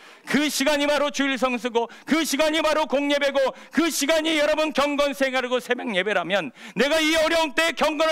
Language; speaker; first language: Korean; native; Korean